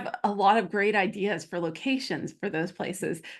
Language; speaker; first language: English; native; English